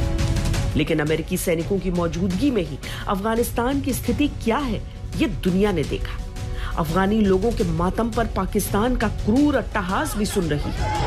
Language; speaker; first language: Hindi; native; Hindi